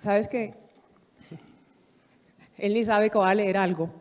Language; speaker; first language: Spanish; native; Spanish